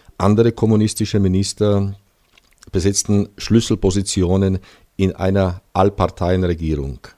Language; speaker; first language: German; non-native, fluent; Czech